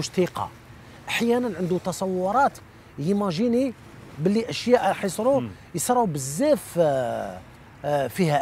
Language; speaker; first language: Arabic; native; Arabic